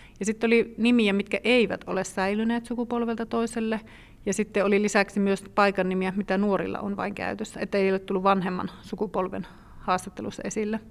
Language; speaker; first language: Finnish; native; Finnish